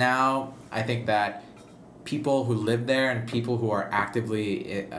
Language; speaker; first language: English; non-native, local second language; Filipino